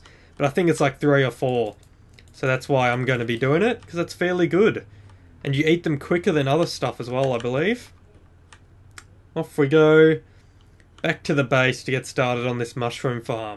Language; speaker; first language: English; native; English